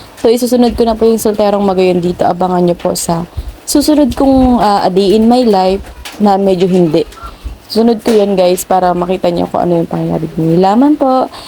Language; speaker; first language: Filipino; non-native, local second language; Bikol